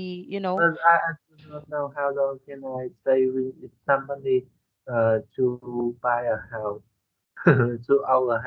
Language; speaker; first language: English; non-native, learner; Vietnamese